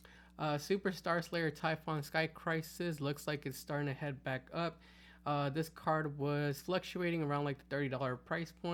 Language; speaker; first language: English; native; English